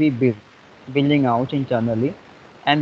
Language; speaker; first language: English; non-native, fluent; Hindi